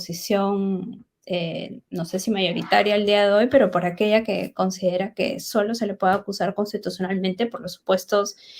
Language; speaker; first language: Spanish; native; Spanish